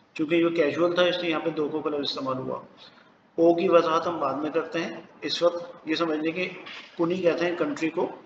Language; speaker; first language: Urdu; native; Urdu